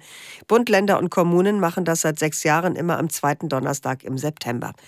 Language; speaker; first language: German; native; German